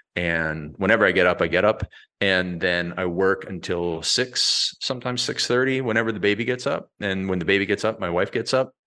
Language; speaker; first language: English; native; English